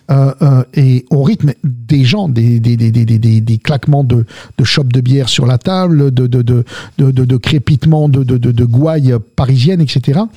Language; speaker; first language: French; early bilingual, other home language; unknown